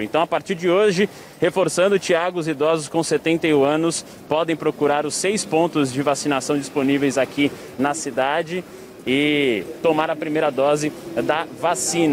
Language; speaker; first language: Portuguese; native; Portuguese